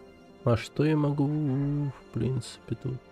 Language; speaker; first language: Russian; native; Russian